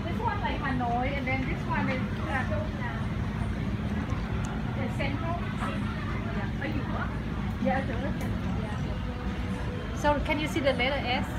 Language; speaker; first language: English; non-native, learner; Vietnamese